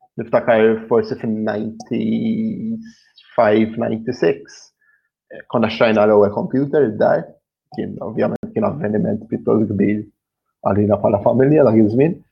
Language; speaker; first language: Maltese; early bilingual, heritage; Maltese